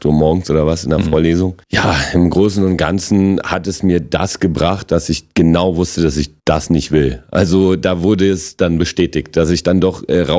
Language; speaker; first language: German; non-native, local second language; Polish